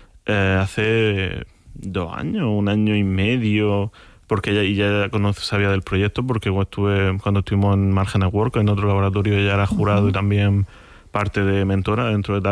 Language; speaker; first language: Spanish; native; Spanish